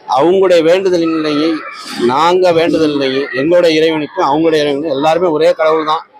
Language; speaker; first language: Tamil; native; Tamil